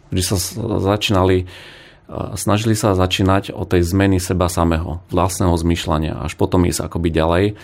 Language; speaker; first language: Slovak; native; Slovak